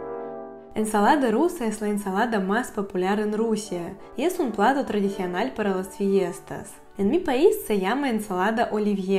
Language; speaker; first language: Spanish; non-native, fluent; Russian